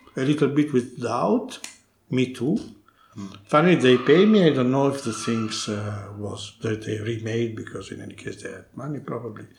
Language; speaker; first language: English; non-native, learner; Italian